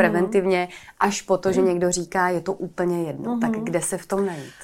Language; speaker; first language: Czech; native; Czech